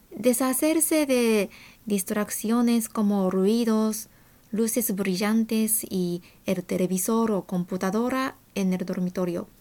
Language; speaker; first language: Spanish; non-native, fluent; Japanese